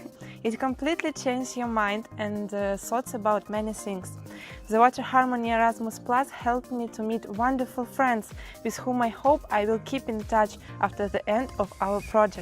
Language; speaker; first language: English; non-native, fluent; Ukrainian